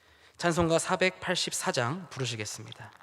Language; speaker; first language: Korean; native; Korean